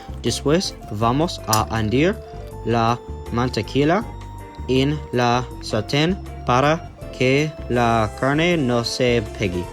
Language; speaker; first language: Spanish; non-native, learner; English